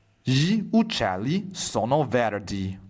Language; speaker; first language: Italian; non-native, fluent; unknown